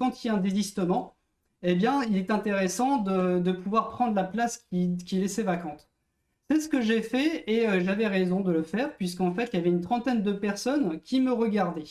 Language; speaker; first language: French; native; French